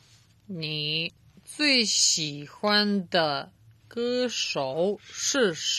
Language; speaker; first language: Chinese; non-native, learner; Serbian